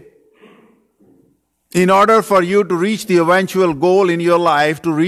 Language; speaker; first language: English; non-native, local second language; Urdu